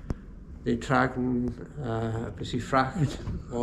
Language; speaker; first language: German; non-native, learner; English